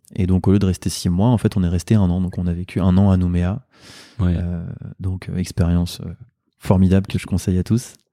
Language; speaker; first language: French; native; French